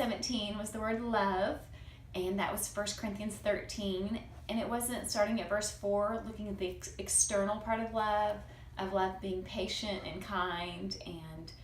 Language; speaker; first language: English; native; English